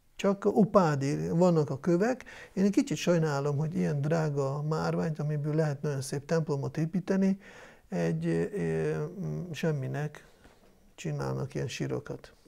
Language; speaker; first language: Hungarian; non-native, fluent; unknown